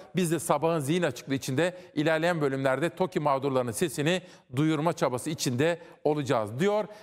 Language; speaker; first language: Turkish; native; Turkish